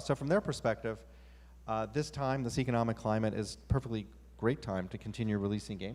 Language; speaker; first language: English; native; English